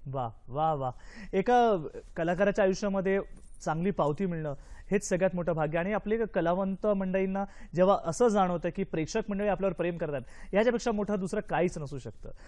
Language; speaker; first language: Marathi; native; Marathi